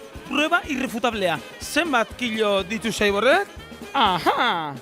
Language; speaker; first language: Basque; native; Basque